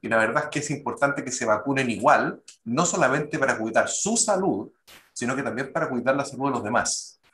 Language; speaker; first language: Spanish; native; Spanish